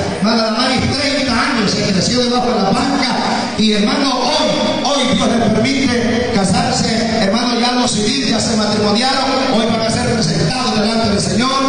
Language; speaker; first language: Spanish; native; Spanish